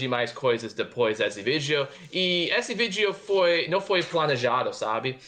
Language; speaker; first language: Portuguese; non-native, fluent; English